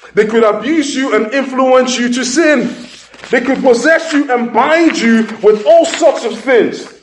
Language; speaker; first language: English; non-native, local second language; Igbo